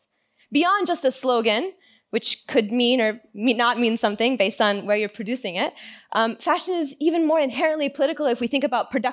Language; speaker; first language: English; native; English